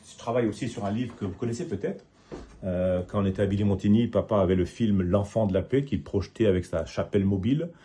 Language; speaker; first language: French; native; French